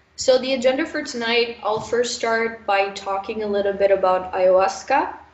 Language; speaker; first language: English; non-native, fluent; Norwegian